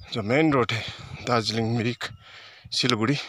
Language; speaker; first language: Hindi; non-native, local second language; Nepali